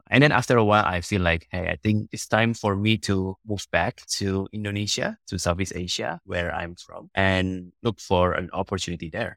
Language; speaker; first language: English; non-native, fluent; Indonesian